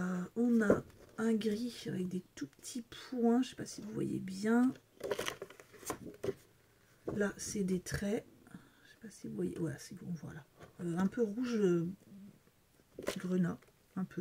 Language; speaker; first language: French; native; French